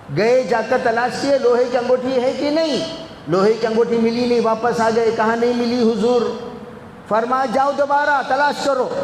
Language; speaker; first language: Urdu; native; Urdu